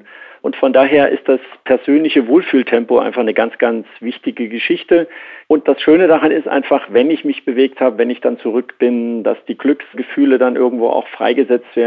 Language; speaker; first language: German; native; German